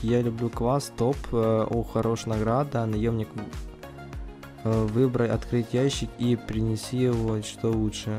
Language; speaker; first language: Russian; native; Russian